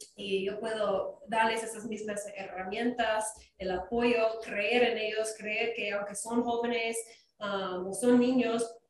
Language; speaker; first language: Spanish; non-native, fluent; English